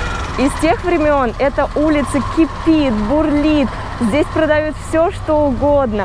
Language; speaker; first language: Russian; native; Russian